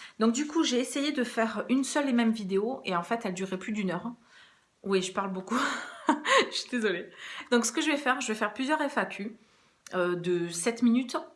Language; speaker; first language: French; early bilingual, other home language; Portuguese